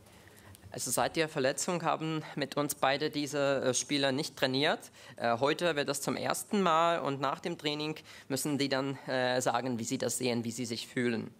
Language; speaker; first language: German; non-native, fluent; Czech